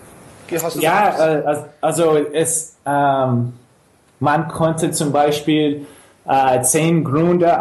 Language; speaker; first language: German; non-native, fluent; English